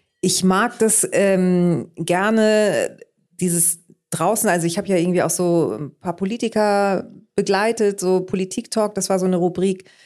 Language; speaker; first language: German; early bilingual, other home language; Greek